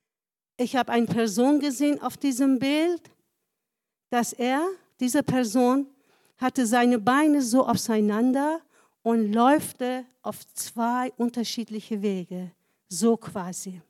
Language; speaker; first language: German; non-native, fluent; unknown